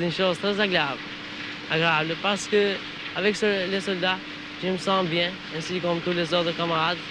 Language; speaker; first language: French; non-native, learner; Albanian